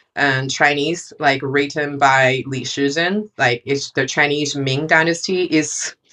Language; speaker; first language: English; non-native, fluent; Chinese